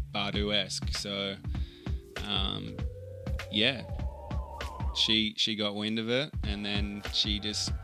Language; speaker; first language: English; native; English